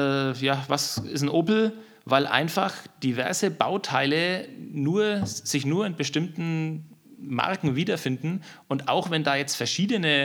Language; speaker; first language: German; native; German